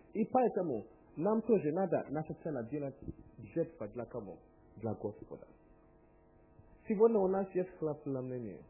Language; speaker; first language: Russian; non-native, learner; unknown